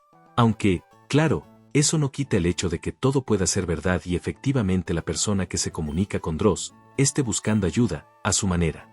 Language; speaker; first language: Spanish; native; Spanish